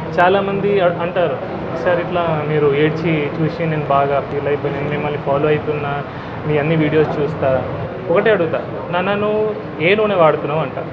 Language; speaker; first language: Telugu; non-native, fluent; Hindi